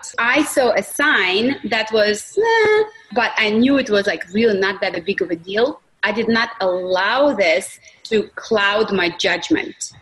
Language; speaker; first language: English; non-native, fluent; Russian